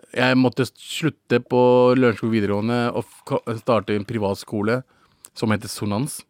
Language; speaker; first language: Norwegian; early bilingual, other home language; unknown